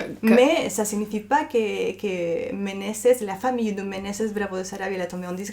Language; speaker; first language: French; non-native, fluent; Spanish